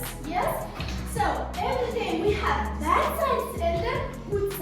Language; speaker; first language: English; non-native, learner; Kazakh